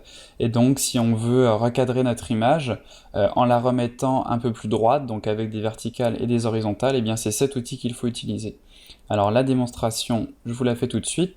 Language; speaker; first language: French; native; French